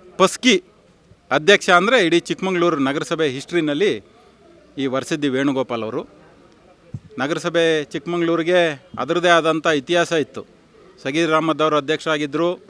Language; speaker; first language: Kannada; native; Kannada